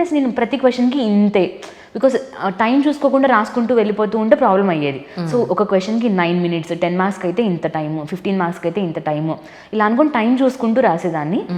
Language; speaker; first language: Telugu; native; Telugu